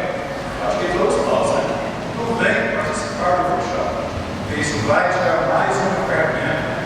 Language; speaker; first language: Portuguese; non-native, learner; English